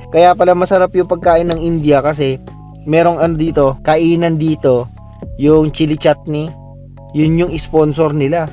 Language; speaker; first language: Filipino; native; Filipino